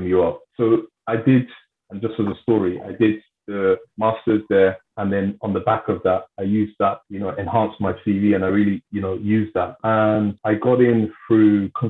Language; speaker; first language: English; native; English